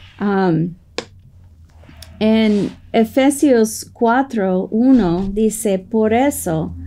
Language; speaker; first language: Spanish; non-native, fluent; English